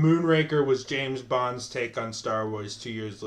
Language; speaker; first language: English; native; English